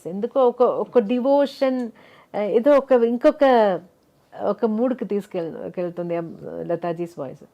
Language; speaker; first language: Telugu; non-native, local second language; Malayalam